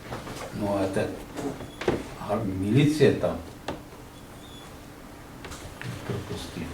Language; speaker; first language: Russian; non-native, learner; Uzbek